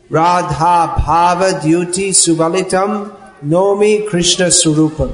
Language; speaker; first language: Bangla; non-native, fluent; English